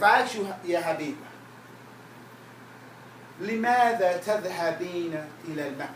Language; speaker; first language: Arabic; non-native, fluent; English